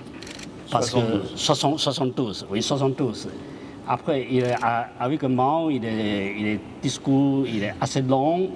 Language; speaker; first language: French; non-native, learner; Chinese